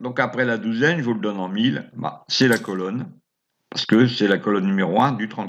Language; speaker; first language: French; native; French